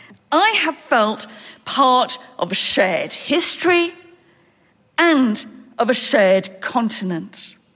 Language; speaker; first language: English; native; English